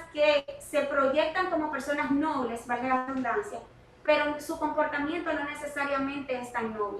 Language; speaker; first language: Spanish; native; Spanish